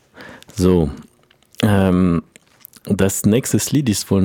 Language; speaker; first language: German; non-native, learner; French